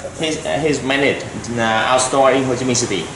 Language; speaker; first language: English; non-native, learner; Vietnamese